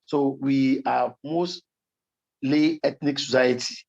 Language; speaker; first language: English; non-native, local second language; Yoruba